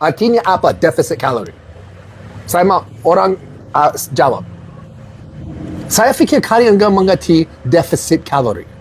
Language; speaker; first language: Indonesian; non-native, learner; English